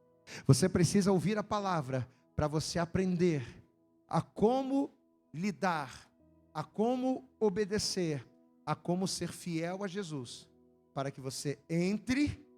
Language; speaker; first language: Portuguese; native; Portuguese